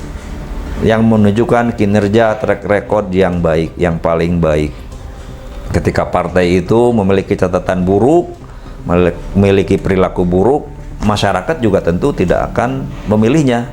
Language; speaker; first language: Indonesian; native; Indonesian